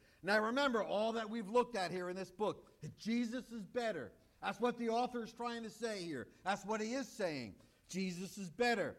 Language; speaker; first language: English; native; English